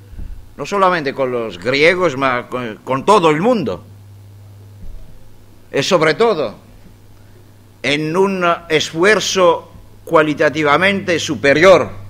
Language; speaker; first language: Spanish; non-native, fluent; Greek